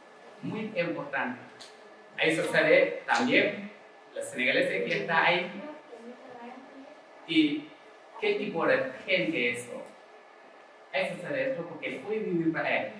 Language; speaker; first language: Spanish; non-native, learner; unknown